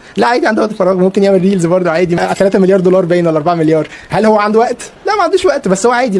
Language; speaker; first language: Arabic; native; Arabic